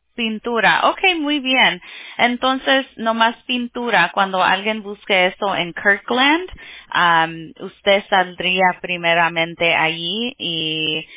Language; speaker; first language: Spanish; early bilingual, heritage; Spanish